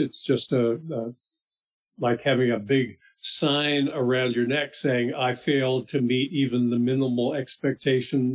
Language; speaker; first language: English; native; English